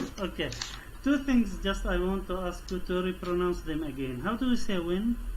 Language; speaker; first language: English; non-native, fluent; Arabic